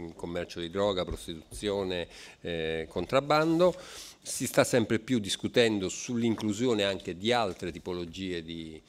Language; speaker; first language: Italian; native; Italian